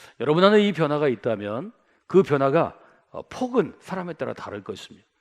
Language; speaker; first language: Korean; native; Korean